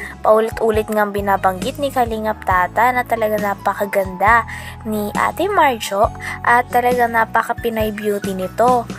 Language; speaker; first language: Filipino; native; Filipino